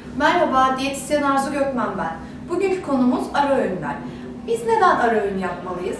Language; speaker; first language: Turkish; native; Turkish